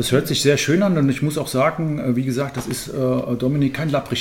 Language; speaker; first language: German; native; German